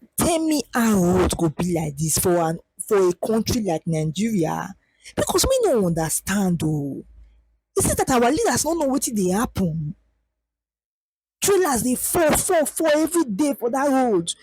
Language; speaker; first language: Nigerian Pidgin; native; Nigerian Pidgin